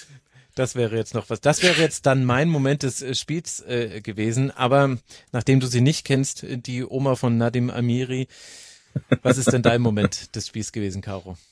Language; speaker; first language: German; native; German